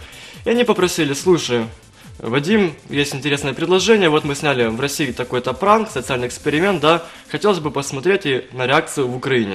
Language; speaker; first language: Russian; native; Russian